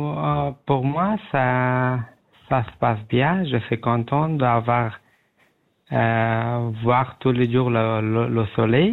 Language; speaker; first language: French; non-native, learner; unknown